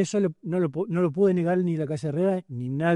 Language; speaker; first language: Spanish; native; Spanish